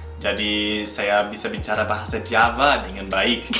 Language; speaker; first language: Indonesian; non-native, learner; German